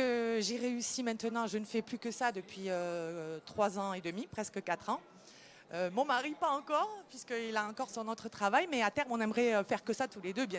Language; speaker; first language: French; native; French